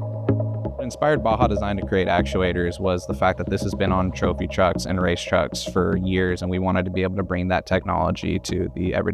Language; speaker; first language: English; native; English